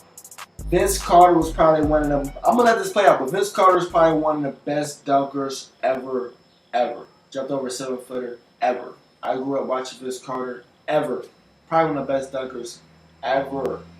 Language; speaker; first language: English; native; English